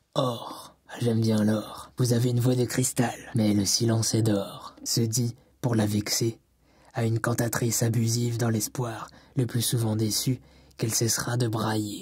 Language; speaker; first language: French; native; French